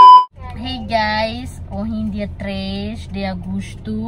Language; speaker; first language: Portuguese; non-native, local second language; Tetum